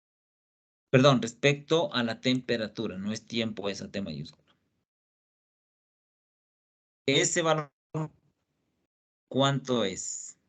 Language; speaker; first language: Spanish; native; Spanish